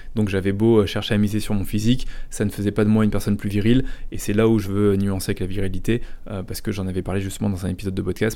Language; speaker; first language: French; native; French